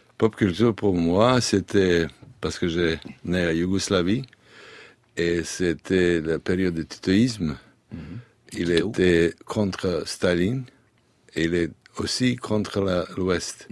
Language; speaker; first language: French; non-native, learner; Serbian